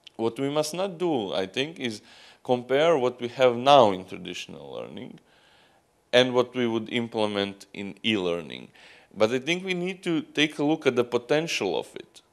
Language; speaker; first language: English; non-native, fluent; Croatian